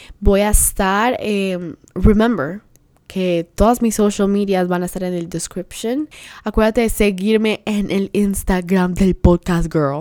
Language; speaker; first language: Spanish; early bilingual, heritage; Spanish